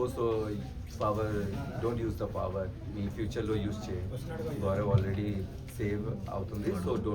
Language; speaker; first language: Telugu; non-native, learner; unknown